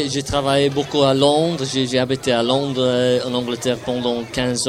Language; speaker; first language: French; non-native, fluent; English